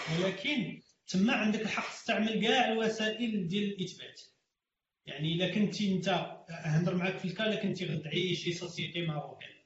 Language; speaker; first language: Arabic; native; Arabic